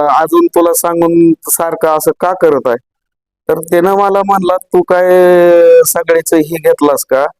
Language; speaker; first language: Marathi; native; Marathi